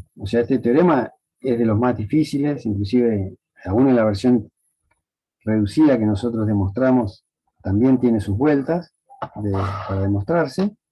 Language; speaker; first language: Spanish; native; Spanish